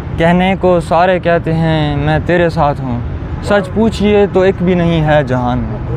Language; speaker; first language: Urdu; non-native, local second language; Saraiki